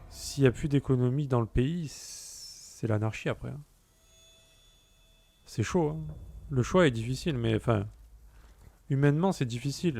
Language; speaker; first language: French; native; French